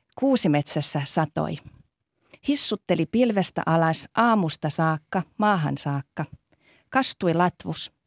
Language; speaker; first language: Finnish; native; Finnish